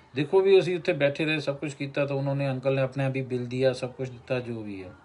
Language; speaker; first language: Hindi; non-native, local second language; Punjabi